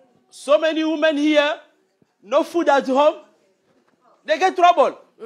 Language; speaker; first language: English; non-native, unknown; Lingala